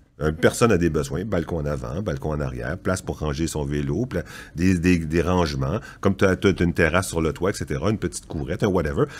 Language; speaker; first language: French; native; French